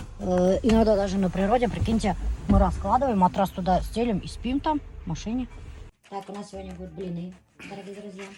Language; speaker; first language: Russian; non-native, local second language; Bashkir